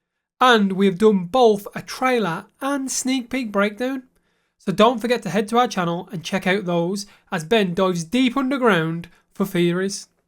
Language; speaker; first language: English; native; English